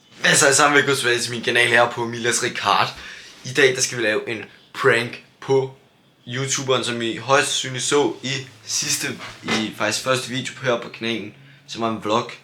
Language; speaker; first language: Danish; native; Danish